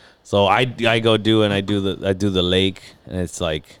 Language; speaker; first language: English; early bilingual, other home language; Spanish